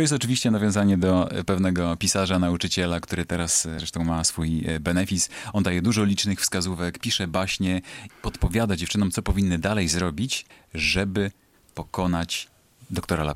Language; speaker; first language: Polish; native; Polish